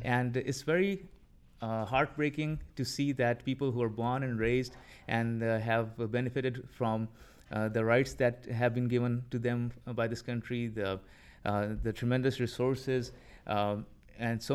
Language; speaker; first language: English; non-native, local second language; Punjabi